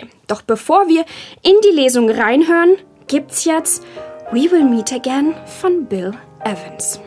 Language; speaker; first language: German; native; German